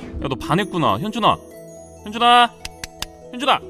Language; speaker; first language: Korean; native; Korean